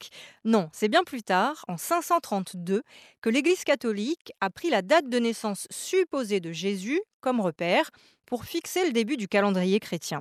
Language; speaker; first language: French; native; French